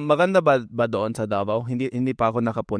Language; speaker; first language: Filipino; non-native, fluent; English